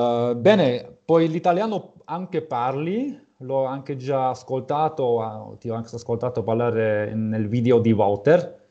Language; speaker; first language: Italian; non-native, fluent; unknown